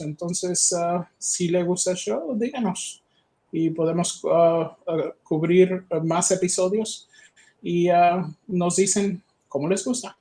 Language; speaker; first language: Spanish; non-native, learner; English